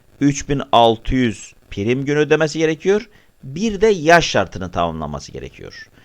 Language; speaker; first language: Turkish; native; Turkish